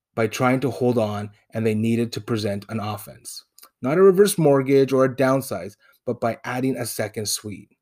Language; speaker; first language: English; non-native, fluent; Spanish